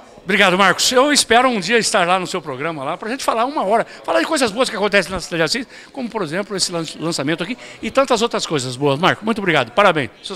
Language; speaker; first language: Portuguese; native; Portuguese